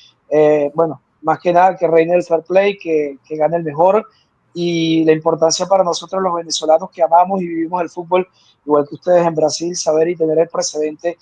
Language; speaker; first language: Spanish; native; Spanish